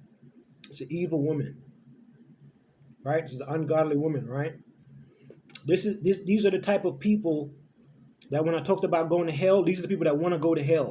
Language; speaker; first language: English; native; English